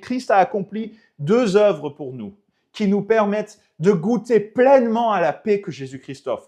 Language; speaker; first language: French; native; French